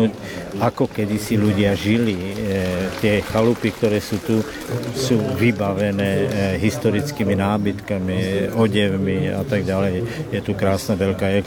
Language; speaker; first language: Slovak; native; Slovak